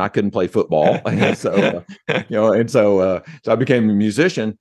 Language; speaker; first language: English; native; English